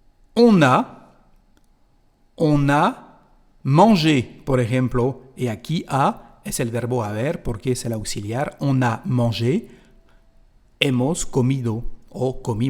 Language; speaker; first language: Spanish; non-native, fluent; French